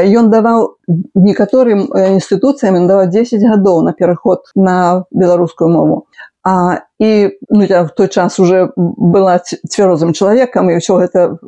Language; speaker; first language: Belarusian; native; Belarusian